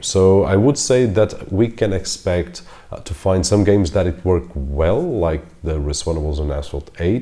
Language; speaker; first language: English; non-native, fluent; Portuguese